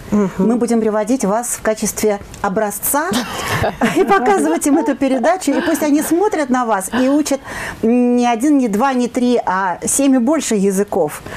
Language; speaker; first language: Russian; native; Russian